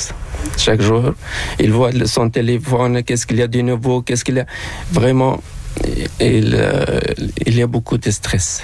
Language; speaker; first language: French; non-native, local second language; Arabic